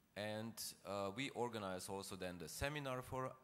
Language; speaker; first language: English; non-native, fluent; Slovenian